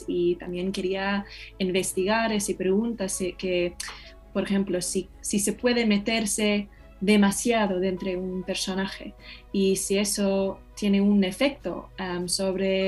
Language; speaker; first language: Spanish; non-native, fluent; English